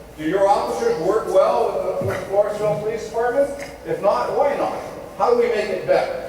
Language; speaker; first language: English; native; English